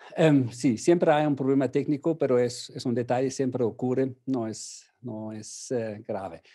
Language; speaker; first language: Spanish; non-native, fluent; German